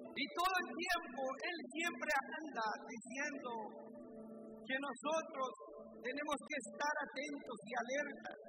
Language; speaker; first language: Spanish; non-native, local second language; Kʼicheʼ